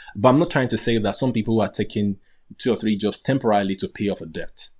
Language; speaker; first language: English; non-native, local second language; Yoruba